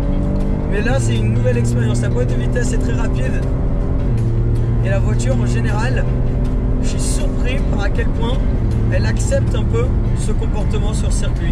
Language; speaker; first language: French; native; French